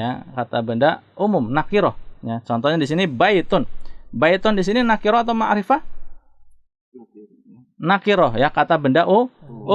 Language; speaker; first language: Indonesian; native; Indonesian